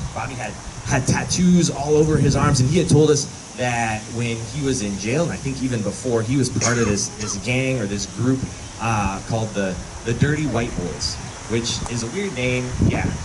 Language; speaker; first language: English; native; English